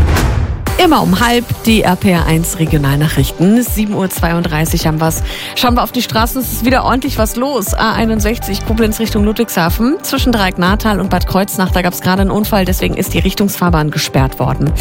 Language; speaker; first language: German; native; German